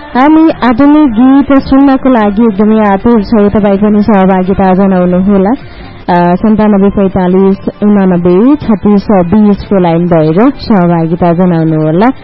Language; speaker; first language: Nepali; native; Nepali